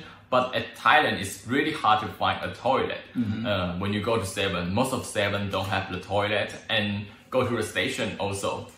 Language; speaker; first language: English; non-native, learner; Chinese